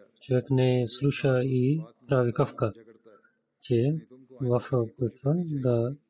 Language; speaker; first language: Bulgarian; non-native, learner; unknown